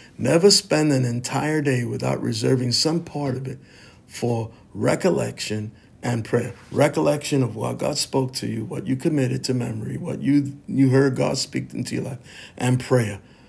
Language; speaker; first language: English; native; English